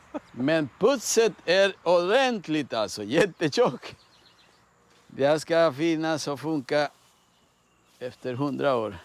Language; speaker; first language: Swedish; early bilingual, heritage; Swedish